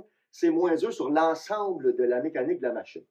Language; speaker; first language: French; native; French